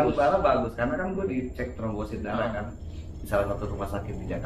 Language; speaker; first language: Indonesian; native; Indonesian